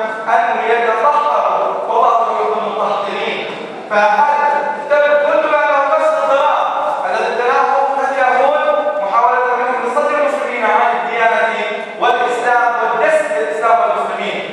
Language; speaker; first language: Arabic; native; Arabic